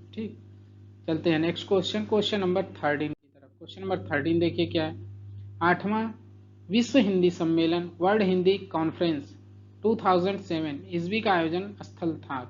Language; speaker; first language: Hindi; native; Hindi